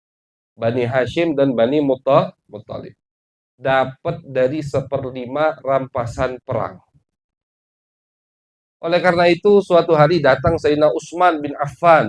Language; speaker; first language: Indonesian; native; Indonesian